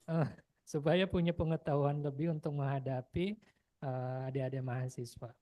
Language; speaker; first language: Indonesian; native; Indonesian